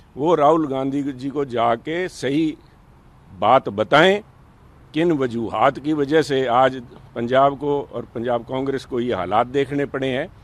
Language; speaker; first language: Hindi; non-native, local second language; Punjabi